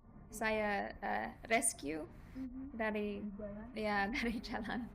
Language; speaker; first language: Indonesian; non-native, learner; English